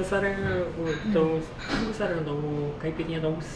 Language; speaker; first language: Korean; non-native, learner; Portuguese